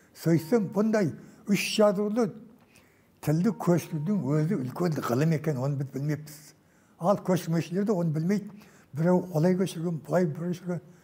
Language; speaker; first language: Kazakh; native; Kazakh